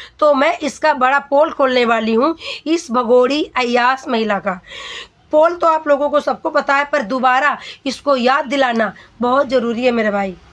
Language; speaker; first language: Hindi; native; Hindi